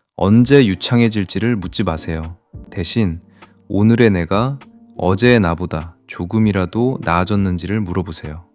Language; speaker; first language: Korean; non-native, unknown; Arabic